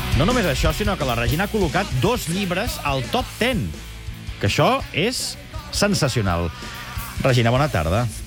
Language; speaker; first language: Catalan; native; Catalan